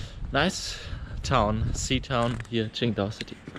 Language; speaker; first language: English; non-native, fluent; German